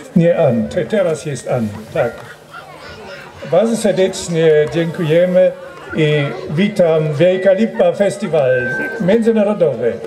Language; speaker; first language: Polish; non-native, learner; German